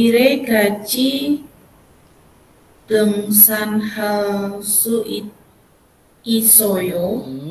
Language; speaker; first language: Korean; non-native, learner; Indonesian